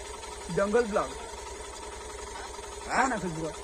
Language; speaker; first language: Hindi; non-native, local second language; Assamese